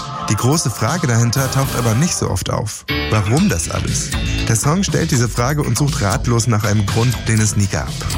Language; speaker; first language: German; native; German